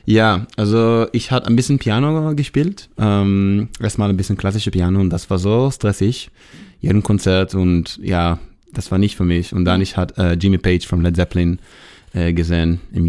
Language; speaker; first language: German; non-native, learner; Hebrew